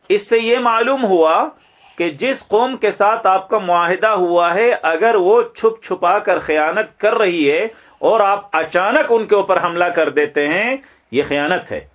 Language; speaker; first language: Urdu; non-native, local second language; Pashto